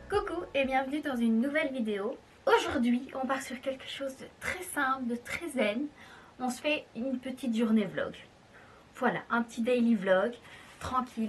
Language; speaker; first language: French; native; French